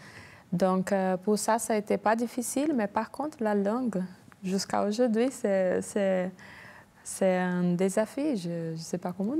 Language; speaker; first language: French; non-native, learner; Portuguese